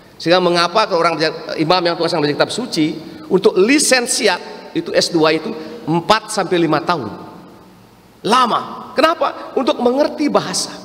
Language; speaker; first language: Indonesian; non-native, local second language; Balinese